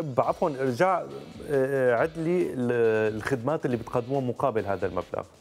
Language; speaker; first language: Arabic; native; Arabic